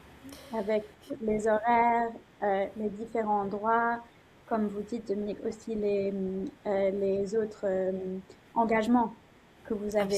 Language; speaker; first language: French; non-native, fluent; English